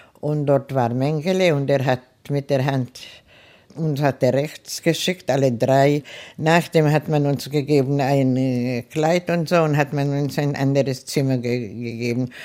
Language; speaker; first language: German; non-native, fluent; Czech